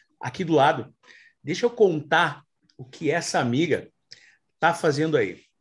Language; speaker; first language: Portuguese; native; Portuguese